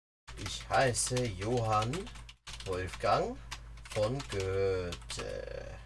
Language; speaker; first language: German; non-native, learner; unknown